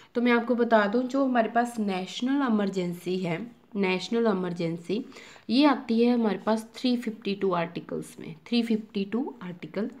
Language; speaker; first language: Hindi; native; Hindi